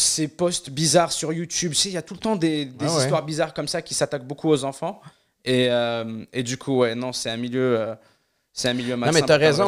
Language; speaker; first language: French; non-native, local second language; Arabic